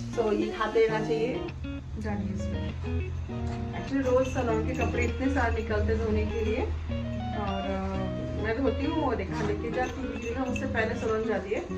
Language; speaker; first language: Hindi; native; Hindi